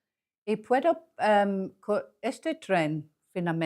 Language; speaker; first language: Spanish; non-native, learner; English